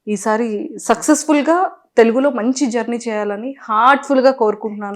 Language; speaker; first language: Telugu; native; Telugu